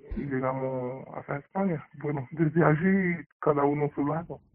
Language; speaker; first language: Spanish; non-native, fluent; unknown